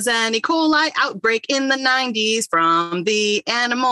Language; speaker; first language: English; native; English